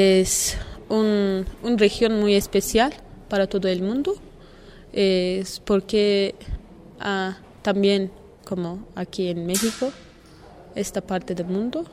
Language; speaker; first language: Spanish; non-native, learner; Kurdish